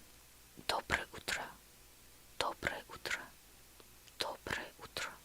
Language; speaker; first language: Russian; non-native, learner; English